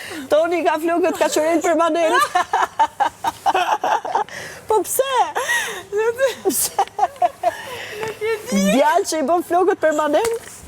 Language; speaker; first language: Albanian; native; Albanian